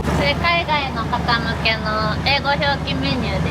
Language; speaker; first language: Japanese; native; Japanese